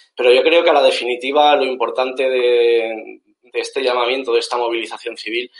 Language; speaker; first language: Spanish; native; Spanish